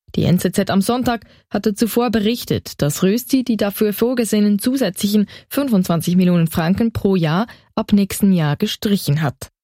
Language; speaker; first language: German; native; German